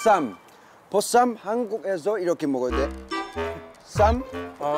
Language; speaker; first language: Korean; non-native, learner; Chinese